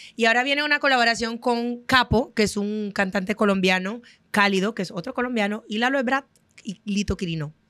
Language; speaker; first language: Spanish; non-native, fluent; Haitian Creole